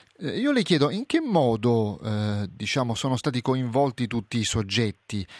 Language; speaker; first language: Italian; native; Italian